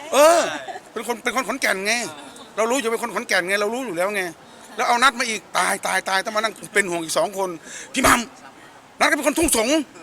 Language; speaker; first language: Thai; native; Thai